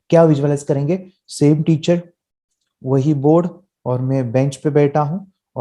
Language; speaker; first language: Hindi; native; Hindi